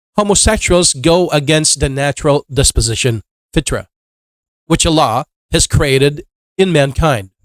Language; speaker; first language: English; non-native, local second language; Filipino